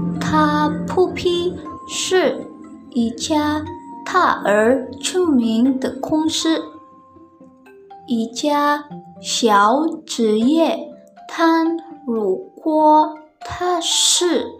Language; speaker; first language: Chinese; non-native, learner; Indonesian